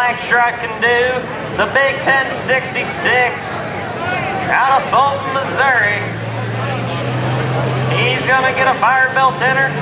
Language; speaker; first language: English; native; English